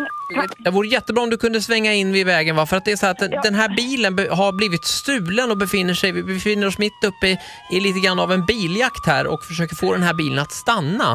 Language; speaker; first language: Swedish; native; Swedish